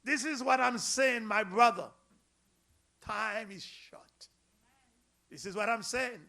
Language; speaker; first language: English; non-native, learner; Haitian Creole